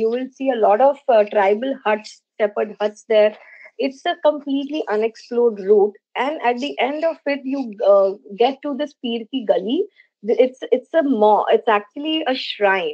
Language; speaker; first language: English; non-native, local second language; Hindi